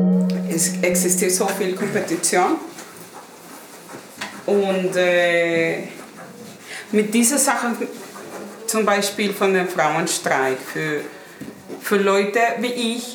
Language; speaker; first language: German; non-native, learner; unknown